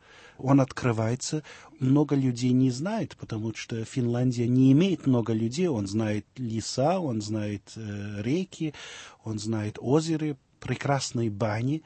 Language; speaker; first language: Russian; early bilingual, heritage; Russian